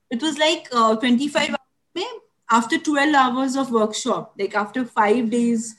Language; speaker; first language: English; non-native, local second language; Tulu